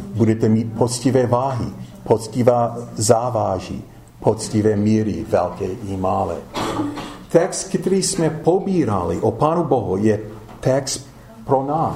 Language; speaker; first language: Czech; non-native, fluent; English